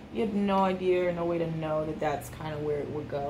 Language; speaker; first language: English; native; English